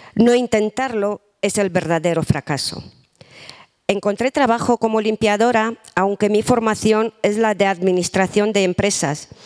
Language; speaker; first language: Spanish; non-native, fluent; Romanian